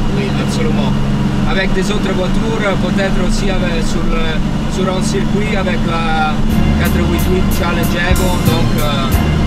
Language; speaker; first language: French; non-native, learner; Italian